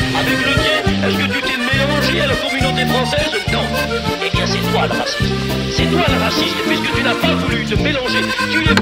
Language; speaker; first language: French; native; French